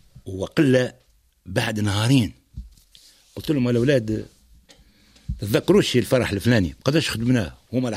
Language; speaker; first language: Arabic; native; Arabic